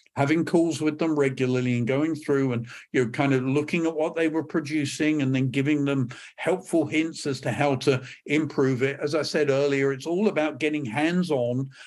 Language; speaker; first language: English; native; English